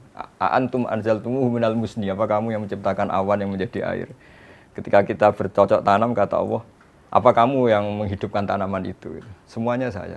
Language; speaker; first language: Indonesian; native; Indonesian